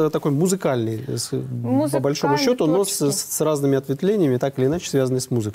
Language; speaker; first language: Russian; native; Russian